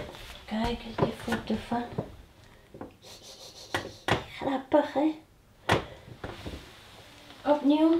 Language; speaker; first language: Dutch; non-native, fluent; Spanish